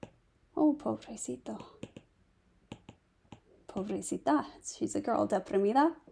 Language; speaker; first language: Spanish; non-native, fluent; English